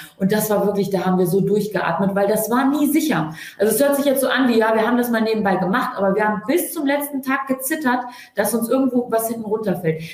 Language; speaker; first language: German; early bilingual, other home language; Turkish